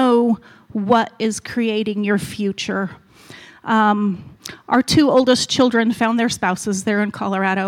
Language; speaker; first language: English; native; English